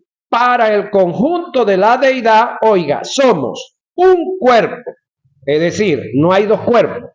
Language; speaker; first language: Spanish; native; Spanish